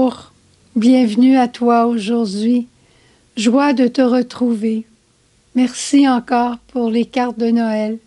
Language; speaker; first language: French; native; French